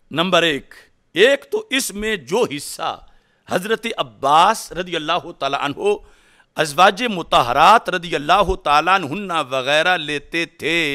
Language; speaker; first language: Urdu; non-native, local second language; Punjabi